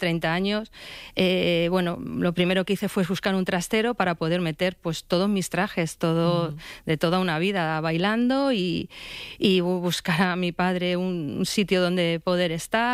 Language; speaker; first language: Spanish; native; Spanish